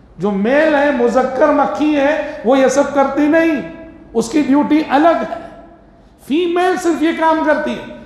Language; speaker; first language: Urdu; native; Urdu